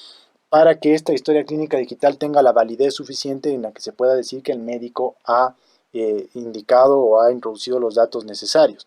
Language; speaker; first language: Spanish; native; Spanish